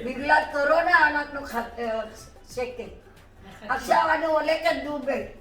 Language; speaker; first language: Hebrew; non-native, learner; Marathi